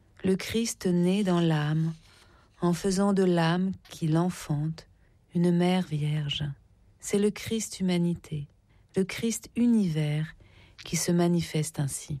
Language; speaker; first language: French; native; French